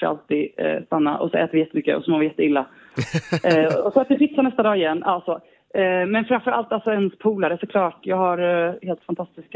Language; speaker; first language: Swedish; native; Swedish